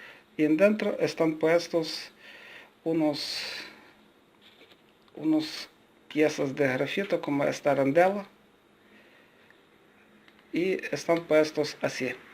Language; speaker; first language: Spanish; non-native, learner; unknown